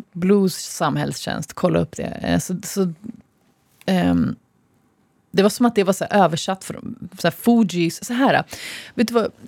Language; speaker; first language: Swedish; early bilingual, other home language; Arabic